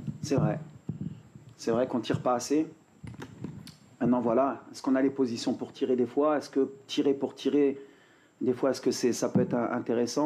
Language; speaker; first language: French; native; French